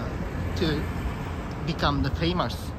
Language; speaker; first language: English; non-native, learner; Japanese